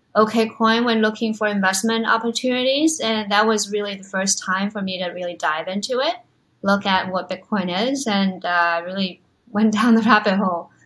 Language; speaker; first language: English; non-native, fluent; Chinese